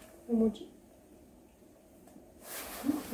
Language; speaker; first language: Korean; non-native, fluent; Russian